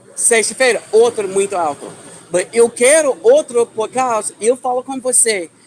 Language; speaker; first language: Portuguese; non-native, learner; English